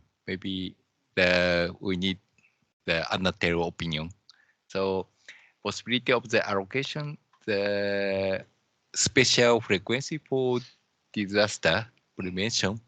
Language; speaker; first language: English; non-native, learner; Japanese